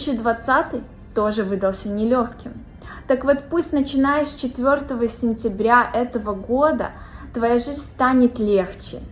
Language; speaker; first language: Russian; native; Russian